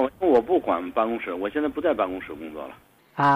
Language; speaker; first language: Chinese; native; Chinese